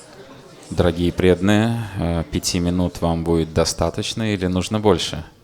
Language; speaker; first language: Russian; native; Russian